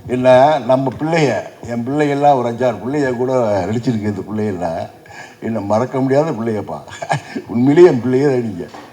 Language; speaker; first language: Tamil; native; Tamil